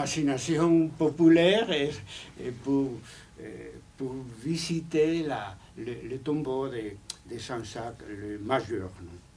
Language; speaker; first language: French; non-native, fluent; Spanish